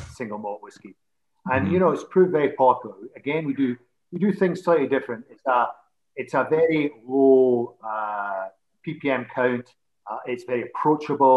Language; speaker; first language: English; native; English